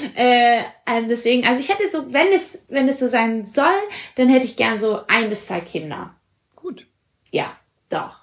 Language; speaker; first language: German; early bilingual, other home language; Italian